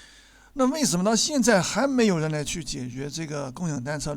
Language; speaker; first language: Chinese; native; Chinese